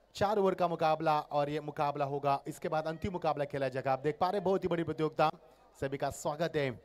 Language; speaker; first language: Hindi; non-native, local second language; Marathi